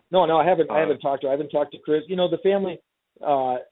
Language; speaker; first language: English; native; English